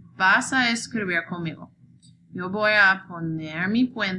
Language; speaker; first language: Spanish; non-native, learner; English